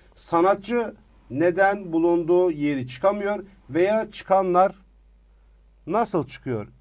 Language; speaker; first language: Turkish; native; Turkish